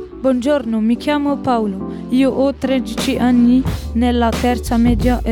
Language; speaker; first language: Italian; non-native, learner; French